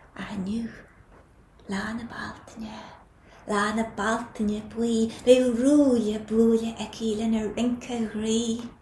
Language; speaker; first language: Irish; native; Irish